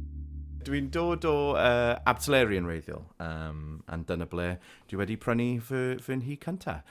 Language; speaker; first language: Welsh; non-native, local second language; English